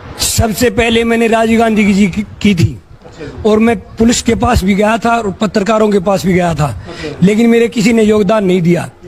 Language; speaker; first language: Hindi; native; Hindi